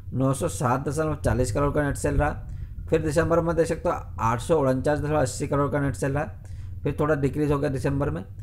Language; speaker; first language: Hindi; native; Hindi